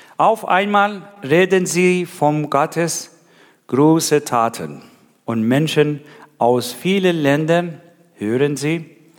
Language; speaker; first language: German; non-native, learner; Persian